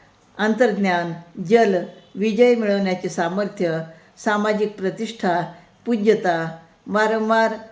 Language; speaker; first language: Marathi; native; Marathi